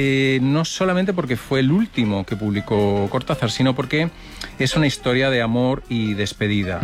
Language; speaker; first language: Spanish; native; Spanish